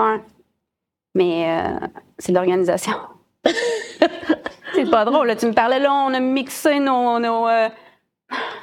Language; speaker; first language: French; native; French